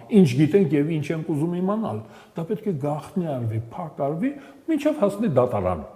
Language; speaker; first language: Armenian; native; Armenian